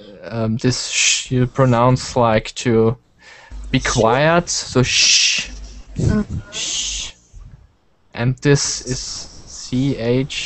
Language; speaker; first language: English; non-native, learner; German